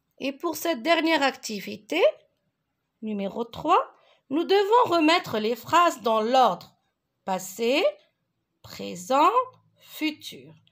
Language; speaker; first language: French; non-native, local second language; Arabic